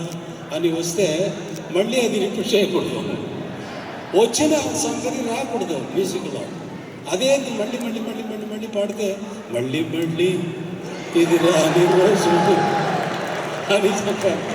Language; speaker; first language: Telugu; non-native, fluent; Tamil